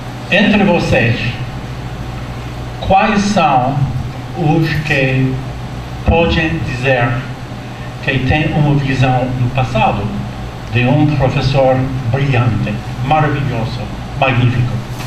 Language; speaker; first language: Portuguese; non-native, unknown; English